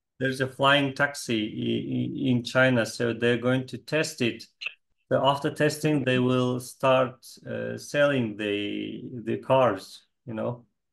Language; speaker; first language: English; non-native, fluent; Kazakh